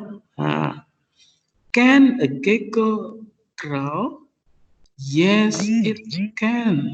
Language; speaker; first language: English; non-native, fluent; Indonesian